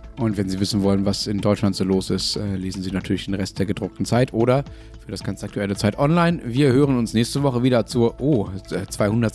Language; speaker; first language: German; native; German